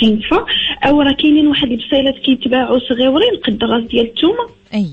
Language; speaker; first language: Arabic; native; Arabic